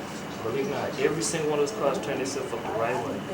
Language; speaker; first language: English; native; English